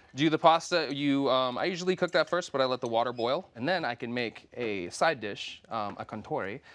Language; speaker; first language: English; native; English